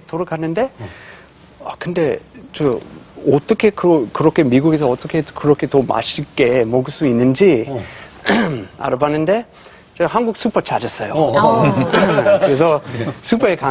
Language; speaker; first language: Korean; non-native, fluent; English